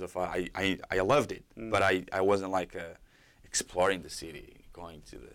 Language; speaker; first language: English; non-native, fluent; Portuguese